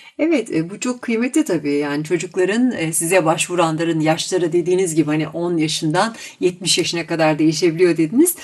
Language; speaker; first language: Turkish; native; Turkish